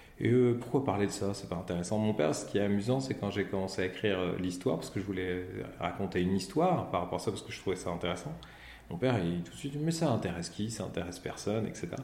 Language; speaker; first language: French; native; French